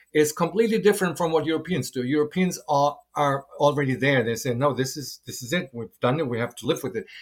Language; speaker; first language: English; non-native, fluent; German